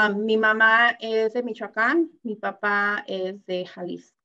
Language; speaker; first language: Spanish; early bilingual, heritage; Spanish